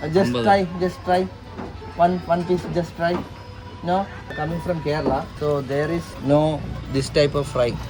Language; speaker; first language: English; non-native, local second language; Malayalam